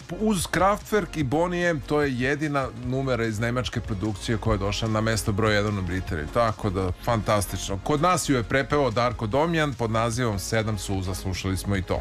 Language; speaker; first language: Serbian; native; Serbian